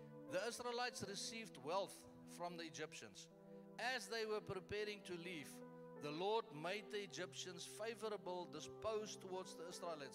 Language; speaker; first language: English; non-native, local second language; Afrikaans